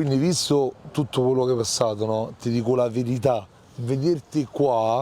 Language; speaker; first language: Italian; native; Italian